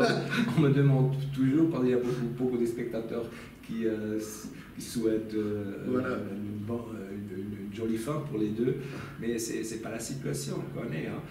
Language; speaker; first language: French; non-native, local second language; German